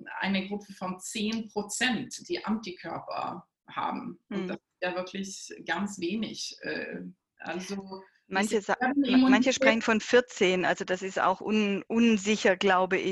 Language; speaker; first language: German; non-native, fluent; Swedish